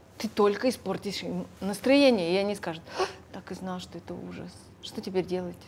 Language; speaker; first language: Russian; non-native, local second language; Lithuanian